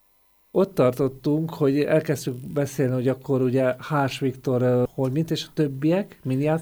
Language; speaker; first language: Hungarian; native; Hungarian